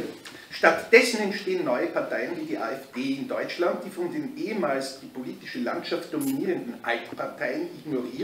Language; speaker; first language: German; native; German